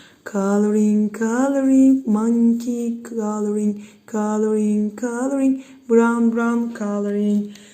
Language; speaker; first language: English; non-native, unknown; Turkish